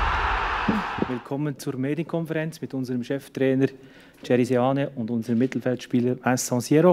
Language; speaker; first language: German; native; German